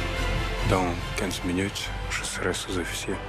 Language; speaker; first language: French; non-native, learner; Russian